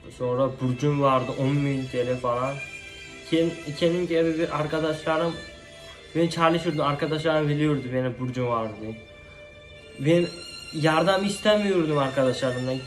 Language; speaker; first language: Turkish; non-native, learner; Uzbek